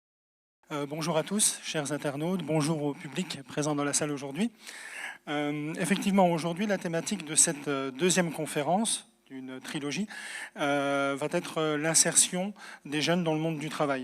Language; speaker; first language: French; native; French